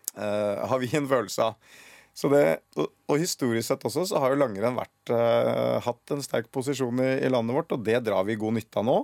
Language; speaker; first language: Norwegian; native; Norwegian